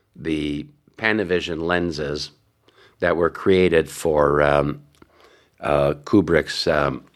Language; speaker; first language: English; early bilingual, other home language; Hungarian